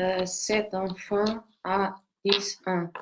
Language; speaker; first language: French; non-native, learner; Portuguese